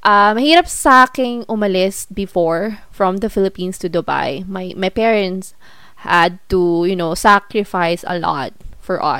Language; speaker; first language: English; non-native, local second language; Filipino